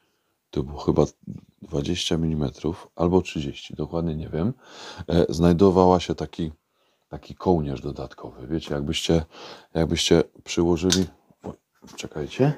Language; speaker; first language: Polish; native; Polish